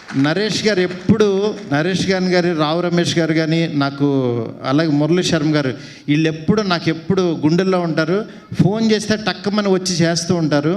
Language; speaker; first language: Telugu; native; Telugu